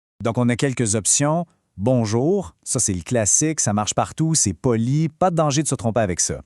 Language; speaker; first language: French; native; French